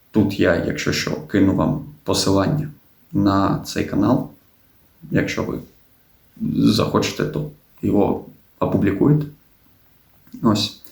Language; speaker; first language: Ukrainian; non-native, local second language; Russian